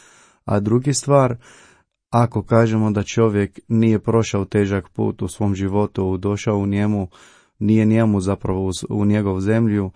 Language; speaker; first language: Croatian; non-native, learner; Arabic